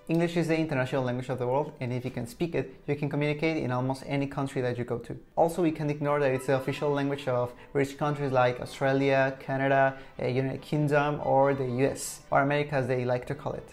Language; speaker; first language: English; non-native, fluent; Spanish